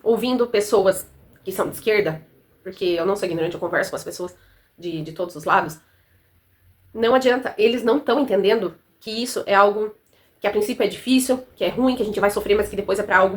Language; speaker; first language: Portuguese; native; Portuguese